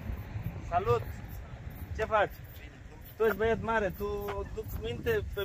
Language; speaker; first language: Romanian; non-native, learner; Bangla